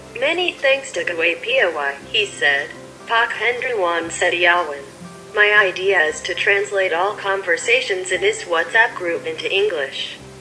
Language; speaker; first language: English; non-native, fluent; Javanese